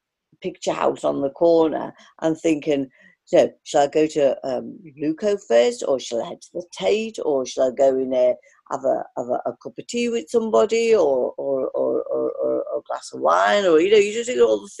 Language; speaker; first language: English; native; English